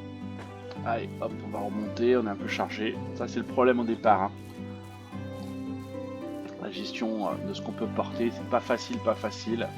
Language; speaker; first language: French; native; French